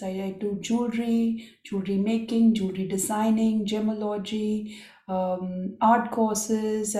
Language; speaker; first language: English; non-native, local second language; Marathi